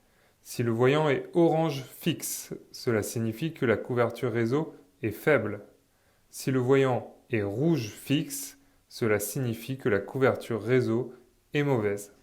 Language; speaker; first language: French; native; French